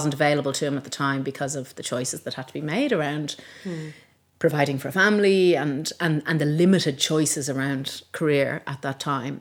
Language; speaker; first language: English; native; English